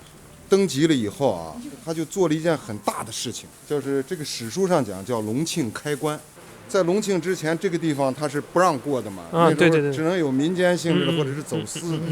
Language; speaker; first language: Chinese; native; Chinese